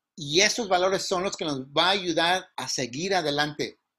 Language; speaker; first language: Spanish; native; Spanish